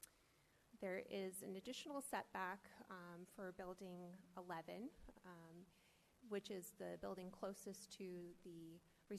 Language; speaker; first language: English; native; English